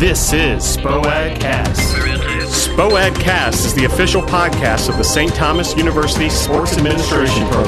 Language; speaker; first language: English; native; English